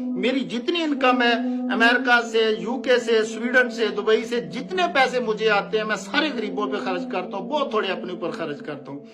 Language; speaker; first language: Urdu; non-native, local second language; Punjabi